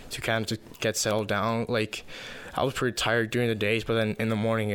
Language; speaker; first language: English; non-native, fluent; Finnish